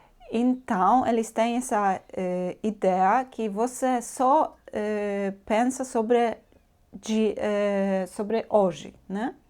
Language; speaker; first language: Portuguese; non-native, fluent; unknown